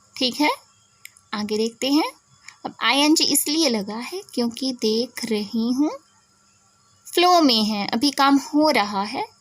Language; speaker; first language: Hindi; native; Hindi